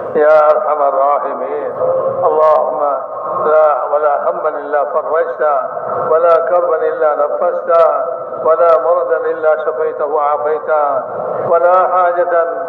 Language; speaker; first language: Arabic; non-native, fluent; Bangla